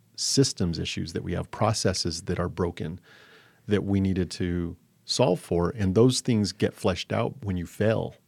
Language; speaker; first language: English; native; English